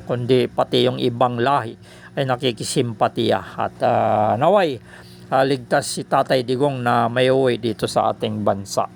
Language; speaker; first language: Filipino; native; Filipino